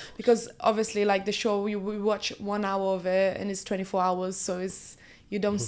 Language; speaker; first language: English; early bilingual, other home language; Portuguese